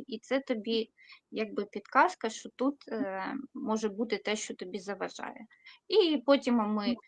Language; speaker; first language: Ukrainian; non-native, local second language; Russian